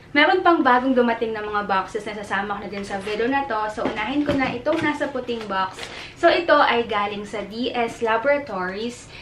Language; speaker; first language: Filipino; native; Filipino